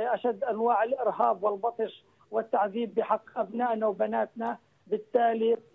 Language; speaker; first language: Arabic; native; Arabic